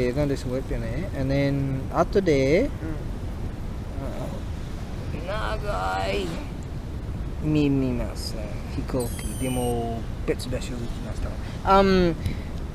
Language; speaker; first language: Japanese; non-native, learner; English